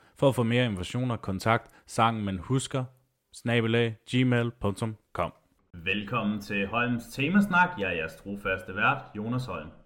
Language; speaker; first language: Danish; native; Danish